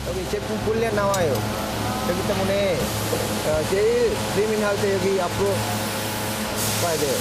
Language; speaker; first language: Korean; non-native, learner; Sinhala